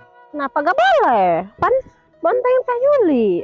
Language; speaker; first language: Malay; non-native, local second language; Sundanese